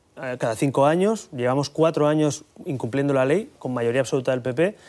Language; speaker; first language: Spanish; native; Spanish